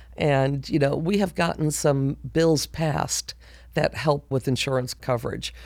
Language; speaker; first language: English; native; English